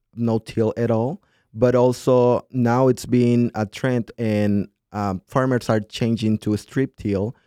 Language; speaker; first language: English; non-native, fluent; Spanish